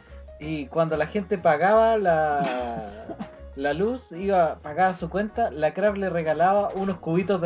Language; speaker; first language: Spanish; native; Spanish